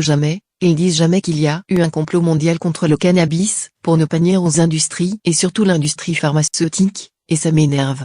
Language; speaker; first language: French; native; French